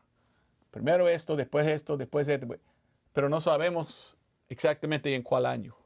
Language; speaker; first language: Spanish; non-native, fluent; English